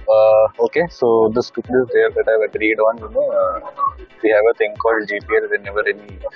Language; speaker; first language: English; non-native, local second language; Hindi